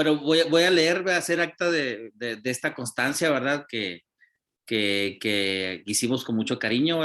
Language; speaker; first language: Spanish; native; Spanish